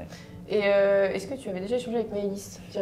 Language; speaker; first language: French; native; French